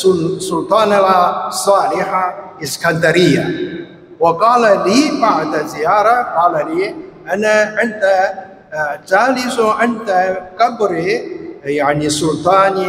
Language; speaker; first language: Arabic; non-native, fluent; Chinese